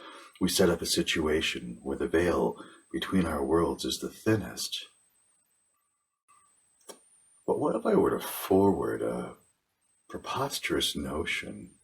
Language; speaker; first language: English; native; English